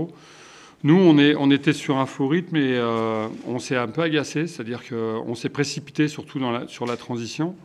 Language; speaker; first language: French; native; French